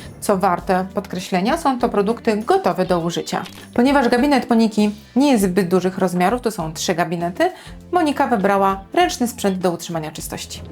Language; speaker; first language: Polish; native; Polish